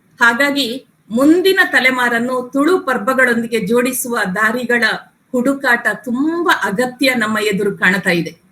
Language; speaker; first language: Kannada; non-native, local second language; Tulu